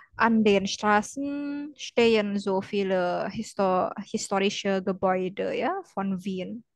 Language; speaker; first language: German; non-native, fluent; Indonesian